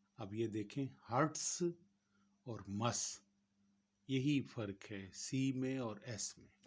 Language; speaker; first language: Urdu; native; Urdu